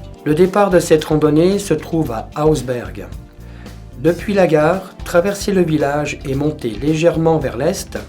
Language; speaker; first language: French; native; French